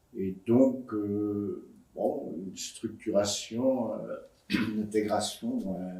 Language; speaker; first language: French; native; French